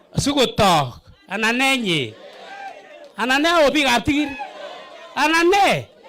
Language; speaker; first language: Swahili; non-native, local second language; Kalenjin